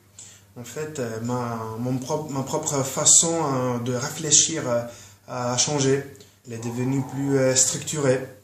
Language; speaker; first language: French; non-native, fluent; Greek